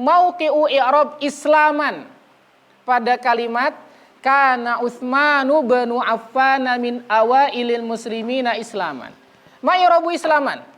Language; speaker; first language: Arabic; non-native, fluent; Indonesian